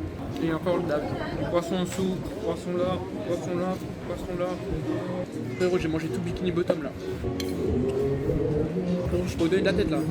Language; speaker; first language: French; native; French